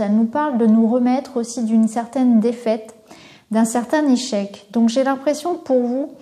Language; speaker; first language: French; native; French